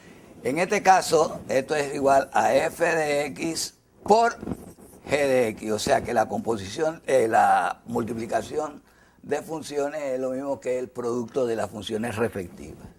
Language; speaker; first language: Spanish; native; Spanish